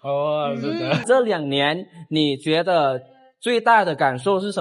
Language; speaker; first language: Chinese; non-native, fluent; Lao